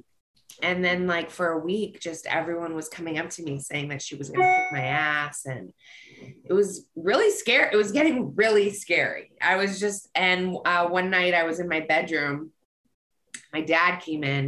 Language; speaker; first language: English; native; English